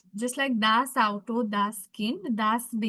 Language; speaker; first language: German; non-native, fluent; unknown